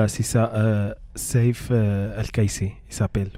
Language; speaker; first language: French; non-native, learner; Arabic